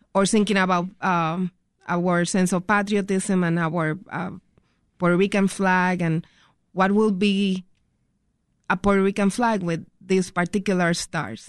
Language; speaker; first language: English; non-native, fluent; Spanish